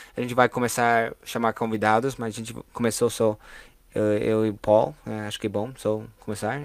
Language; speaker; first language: Portuguese; non-native, fluent; English